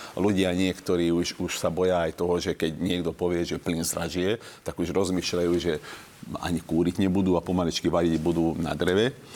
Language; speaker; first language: Slovak; non-native, local second language; Hungarian